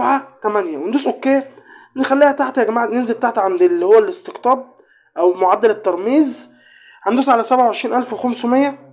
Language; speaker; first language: Arabic; native; Arabic